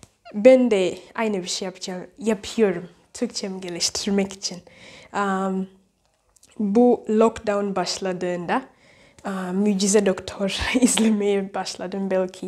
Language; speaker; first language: Turkish; non-native, learner; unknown